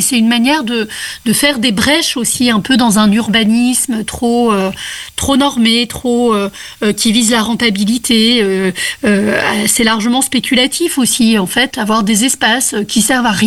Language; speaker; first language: French; native; French